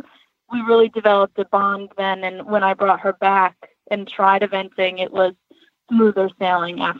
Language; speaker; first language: English; native; English